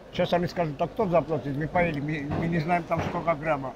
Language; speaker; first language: Russian; non-native, fluent; Armenian